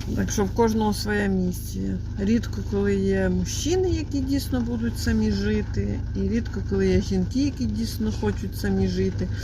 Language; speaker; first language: Ukrainian; native; Ukrainian